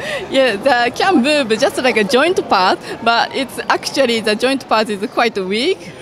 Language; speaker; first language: English; non-native, learner; Japanese